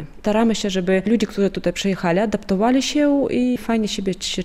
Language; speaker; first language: Polish; non-native, fluent; Ukrainian